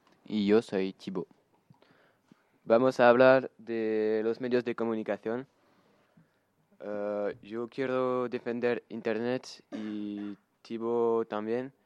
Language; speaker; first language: Spanish; non-native, learner; French